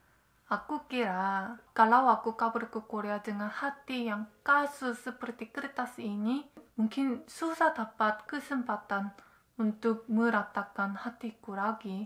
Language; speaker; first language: Indonesian; non-native, learner; Korean